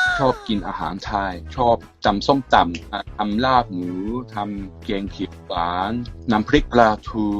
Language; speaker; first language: Thai; non-native, fluent; English